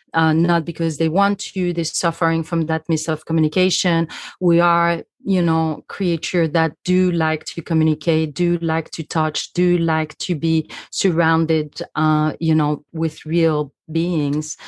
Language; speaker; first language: English; non-native, fluent; French